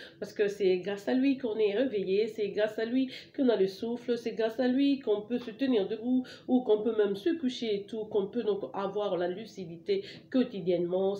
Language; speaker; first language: French; non-native, local second language; Lingala